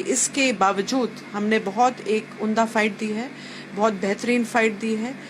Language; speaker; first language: Hindi; non-native, local second language; Bangla